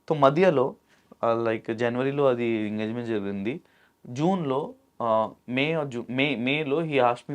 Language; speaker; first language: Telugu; non-native, local second language; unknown